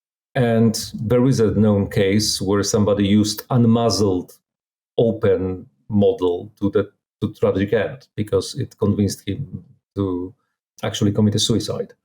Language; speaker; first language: English; non-native, fluent; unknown